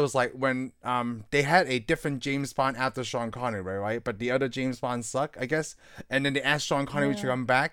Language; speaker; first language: English; non-native, local second language; Cantonese